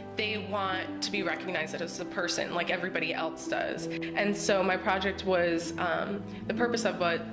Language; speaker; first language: English; native; English